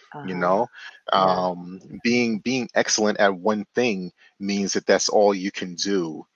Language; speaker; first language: English; native; English